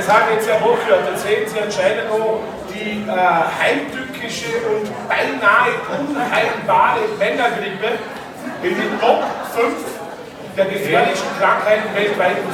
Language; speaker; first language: German; native; German